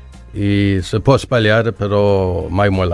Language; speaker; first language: Italian; non-native, learner; Swedish